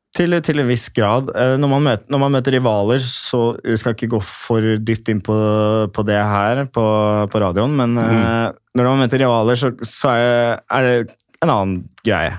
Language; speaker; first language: Norwegian; native; Norwegian